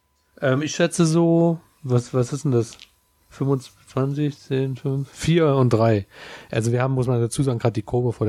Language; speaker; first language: German; native; German